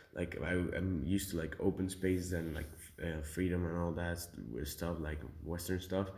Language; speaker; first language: English; early bilingual, other home language; Spanish